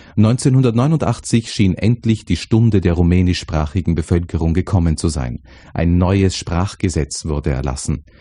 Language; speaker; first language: German; native; German